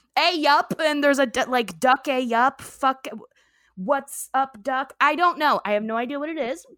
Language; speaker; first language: English; native; English